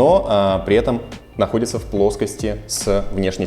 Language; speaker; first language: Russian; native; Russian